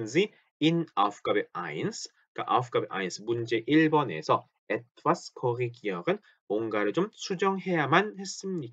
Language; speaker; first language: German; non-native, fluent; Korean